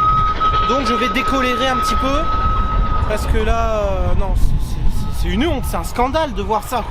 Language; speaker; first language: French; native; French